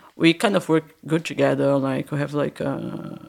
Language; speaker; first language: English; non-native, learner; Portuguese